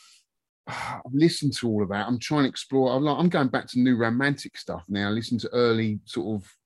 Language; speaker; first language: English; native; English